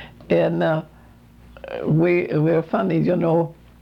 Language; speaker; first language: English; non-native, fluent; Swedish